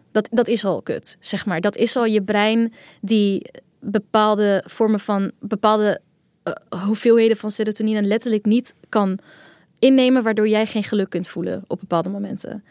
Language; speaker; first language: Dutch; early bilingual, other home language; Kurdish